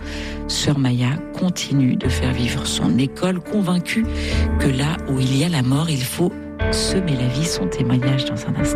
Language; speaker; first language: French; native; French